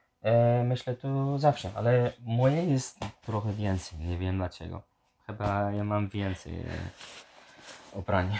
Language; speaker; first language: Polish; non-native, learner; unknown